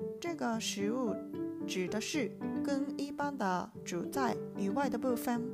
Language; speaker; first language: Chinese; non-native, learner; Japanese